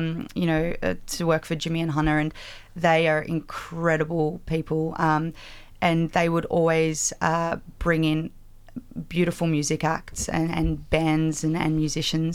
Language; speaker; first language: English; native; English